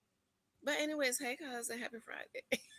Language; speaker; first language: English; native; English